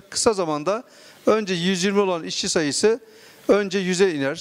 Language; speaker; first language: Turkish; native; Turkish